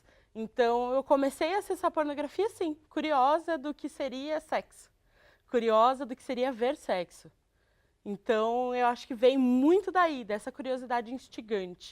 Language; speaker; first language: Portuguese; native; Portuguese